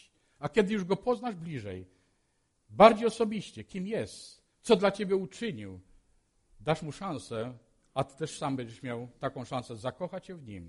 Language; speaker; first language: Polish; native; Polish